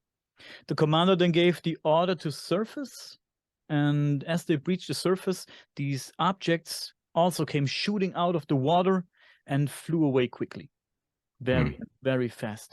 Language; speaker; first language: English; non-native, fluent; German